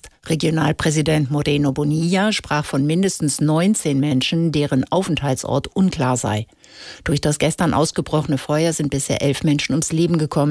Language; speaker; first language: German; native; German